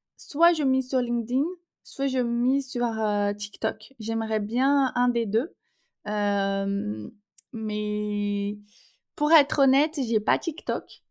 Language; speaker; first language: French; non-native, fluent; Portuguese